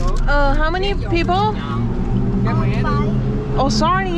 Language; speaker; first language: English; non-native, learner; Thai